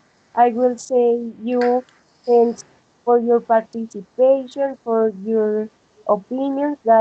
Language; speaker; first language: English; non-native, learner; Spanish